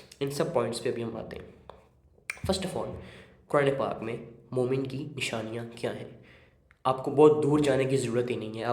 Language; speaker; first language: Urdu; native; Urdu